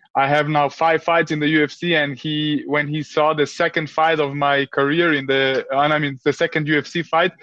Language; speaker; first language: English; early bilingual, other home language; Serbian